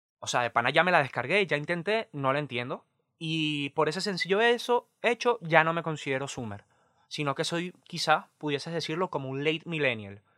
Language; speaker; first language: Spanish; native; Spanish